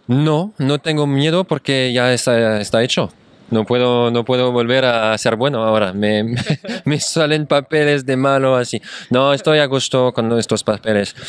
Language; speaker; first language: Spanish; non-native, fluent; French